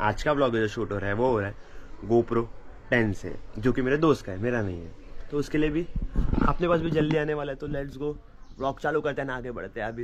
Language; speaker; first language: Hindi; non-native, local second language; Marathi